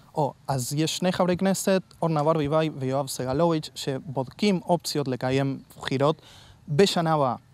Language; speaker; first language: Hebrew; non-native, fluent; Spanish